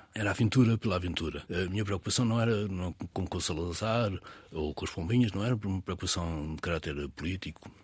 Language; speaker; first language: Portuguese; native; Portuguese